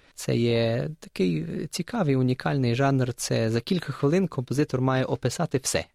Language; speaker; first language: Ukrainian; early bilingual, other home language; English